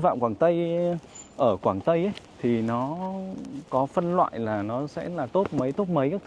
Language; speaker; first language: Vietnamese; native; Vietnamese